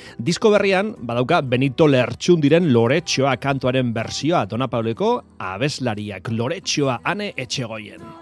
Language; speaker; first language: Basque; native; Basque